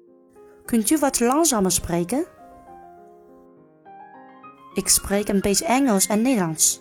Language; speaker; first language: Dutch; non-native, learner; Chinese